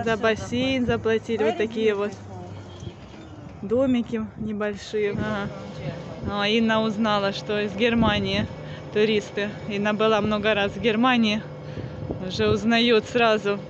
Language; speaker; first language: Russian; native; Russian